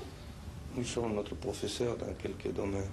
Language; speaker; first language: French; non-native, fluent; Spanish